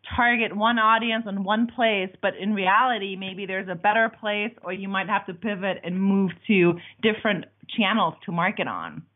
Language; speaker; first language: English; non-native, fluent; German